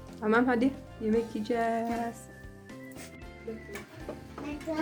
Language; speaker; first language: Turkish; non-native, learner; Cebuano